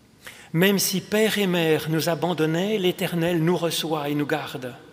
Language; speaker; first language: French; native; French